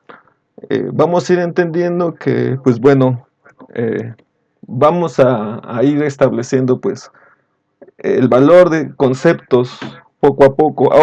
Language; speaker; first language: Spanish; native; Spanish